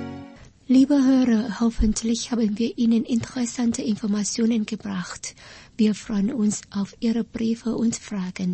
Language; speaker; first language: German; non-native, fluent; Vietnamese